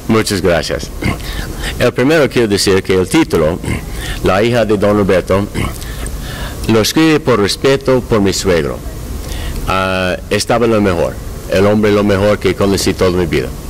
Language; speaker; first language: Spanish; non-native, learner; English